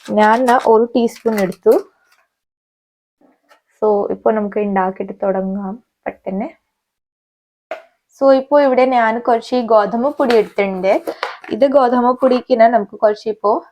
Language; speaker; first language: Malayalam; non-native, local second language; Hindi